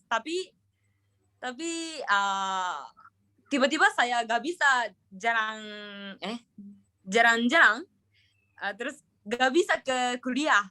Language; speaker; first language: Indonesian; non-native, learner; Japanese